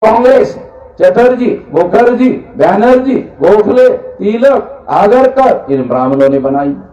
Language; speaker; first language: Hindi; non-native, local second language; Marathi